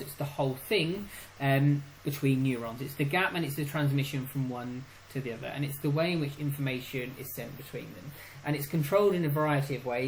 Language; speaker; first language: English; native; English